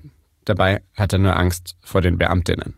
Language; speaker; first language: German; native; German